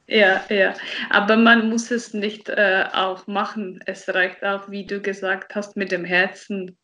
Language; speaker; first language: German; non-native, fluent; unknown